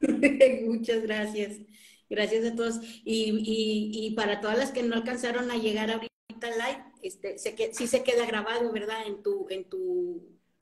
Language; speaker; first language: Spanish; native; Spanish